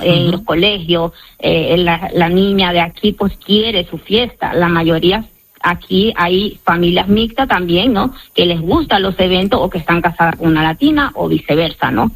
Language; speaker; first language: Spanish; native; Spanish